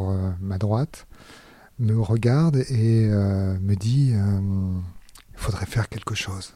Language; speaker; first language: French; native; French